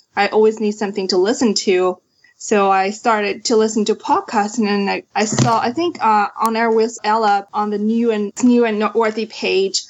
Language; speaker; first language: English; non-native, fluent; Chinese